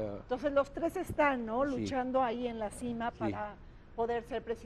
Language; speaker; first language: Spanish; native; Spanish